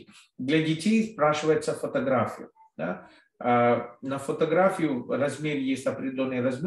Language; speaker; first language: Russian; non-native, fluent; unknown